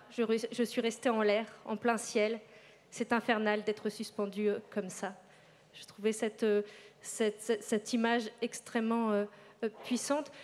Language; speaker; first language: French; native; French